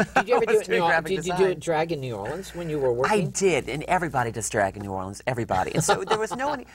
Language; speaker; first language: English; native; English